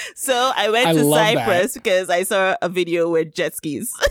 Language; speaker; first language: English; non-native, local second language; Yoruba